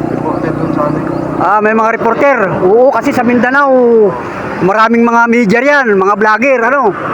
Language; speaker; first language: Filipino; native; Filipino